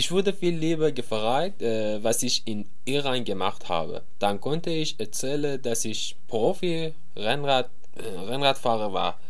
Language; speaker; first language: German; non-native, learner; Persian